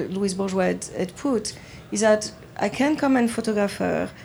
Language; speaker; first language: English; non-native, fluent; French